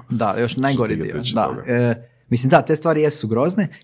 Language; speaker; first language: Croatian; native; Croatian